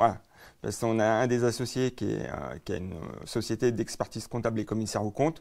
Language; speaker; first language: French; native; French